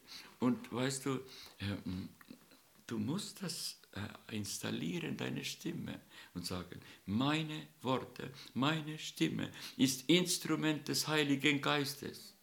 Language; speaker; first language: German; non-native, learner; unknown